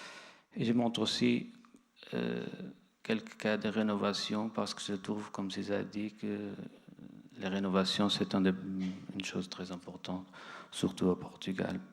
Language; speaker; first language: French; non-native, fluent; Portuguese